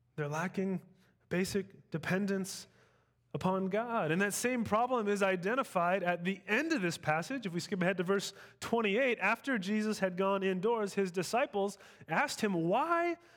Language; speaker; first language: English; native; English